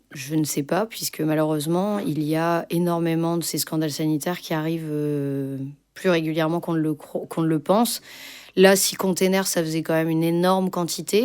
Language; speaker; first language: French; native; French